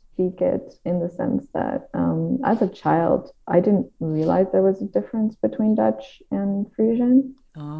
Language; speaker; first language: English; non-native, fluent; Dutch